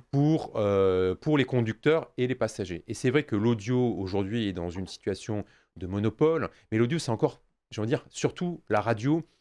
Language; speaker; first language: French; native; French